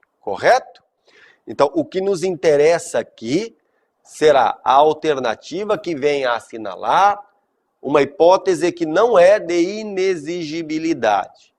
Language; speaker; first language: Portuguese; native; Portuguese